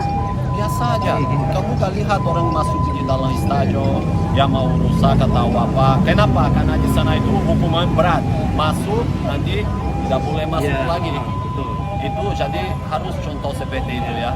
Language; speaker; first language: Indonesian; non-native, fluent; Portuguese